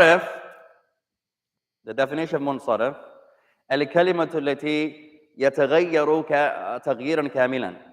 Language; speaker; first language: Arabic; non-native, fluent; English